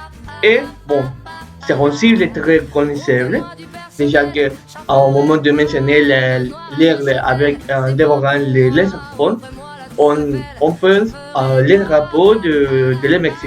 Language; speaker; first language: French; non-native, learner; Spanish